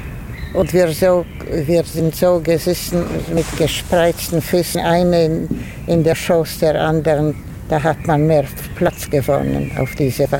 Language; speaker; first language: German; non-native, fluent; Polish